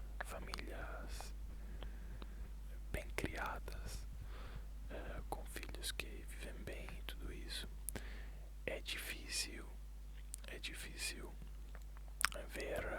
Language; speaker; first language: Portuguese; non-native, fluent; Italian